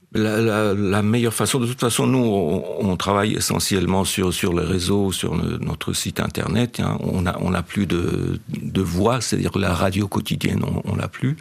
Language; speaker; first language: French; non-native, fluent; Persian